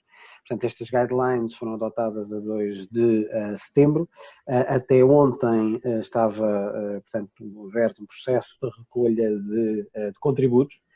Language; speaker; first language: Portuguese; native; Portuguese